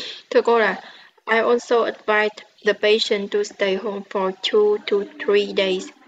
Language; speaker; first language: English; non-native, learner; Vietnamese